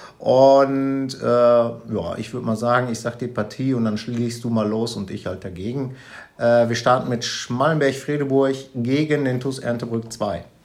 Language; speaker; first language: German; native; German